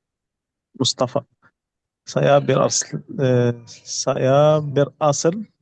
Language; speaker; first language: Indonesian; non-native, learner; Arabic